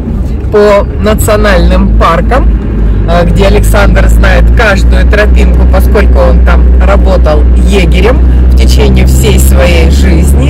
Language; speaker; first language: Russian; native; Russian